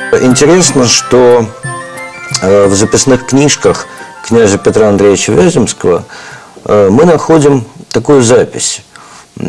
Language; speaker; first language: Russian; native; Russian